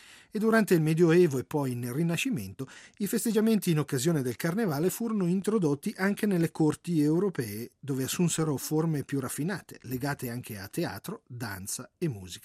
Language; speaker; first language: Italian; native; Italian